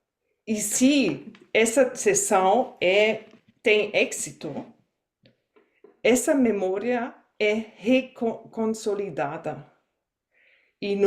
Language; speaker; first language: Portuguese; non-native, fluent; German